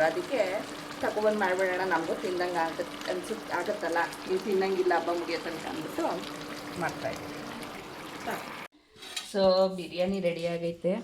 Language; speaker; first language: Kannada; native; Kannada